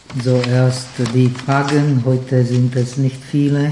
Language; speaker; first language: German; non-native, fluent; Czech